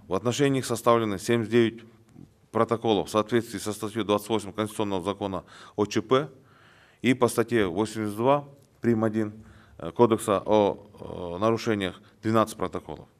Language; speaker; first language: Russian; non-native, local second language; Kyrgyz